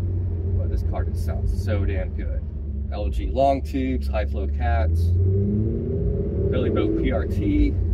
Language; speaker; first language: English; native; English